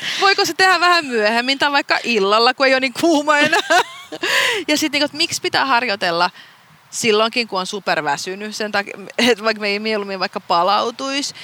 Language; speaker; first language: Finnish; non-native, local second language; Swedish